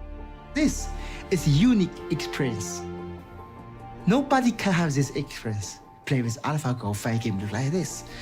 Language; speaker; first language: English; non-native, learner; Chinese